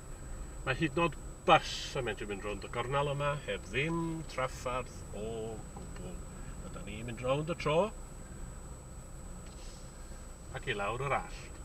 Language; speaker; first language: Welsh; native; Welsh